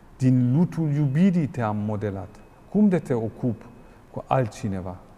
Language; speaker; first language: Romanian; non-native, fluent; German